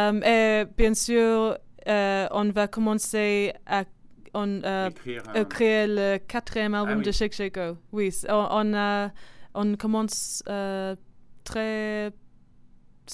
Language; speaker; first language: French; non-native, learner; English